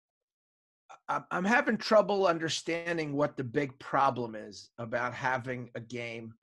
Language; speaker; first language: English; native; English